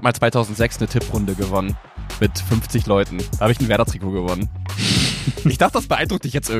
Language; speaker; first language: German; native; German